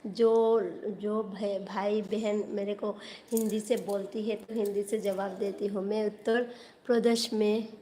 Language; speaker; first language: Hindi; non-native, local second language; Bangla